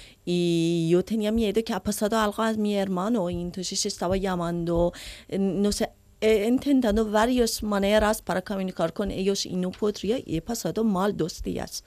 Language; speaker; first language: Spanish; non-native, learner; Persian